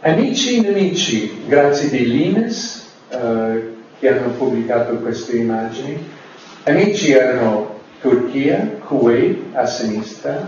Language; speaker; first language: Italian; non-native, fluent; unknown